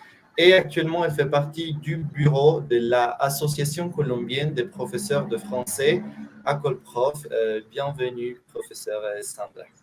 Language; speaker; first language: French; non-native, fluent; Spanish